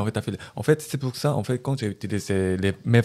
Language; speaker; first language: French; non-native, learner; Korean